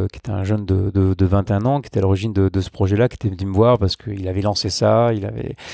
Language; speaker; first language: French; native; French